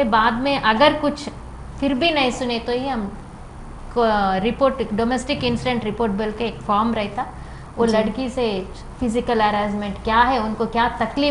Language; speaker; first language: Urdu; non-native, local second language; Telugu